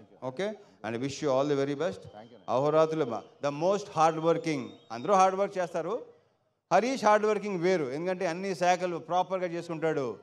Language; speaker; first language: Telugu; native; Telugu